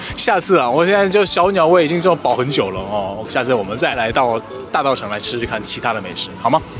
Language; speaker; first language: Chinese; non-native, fluent; Korean